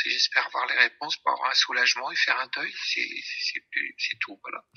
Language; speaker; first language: French; native; French